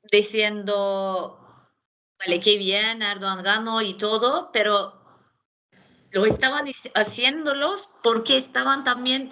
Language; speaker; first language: Spanish; non-native, fluent; Turkish